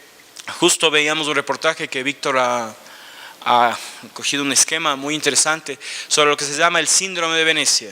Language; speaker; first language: Spanish; native; Spanish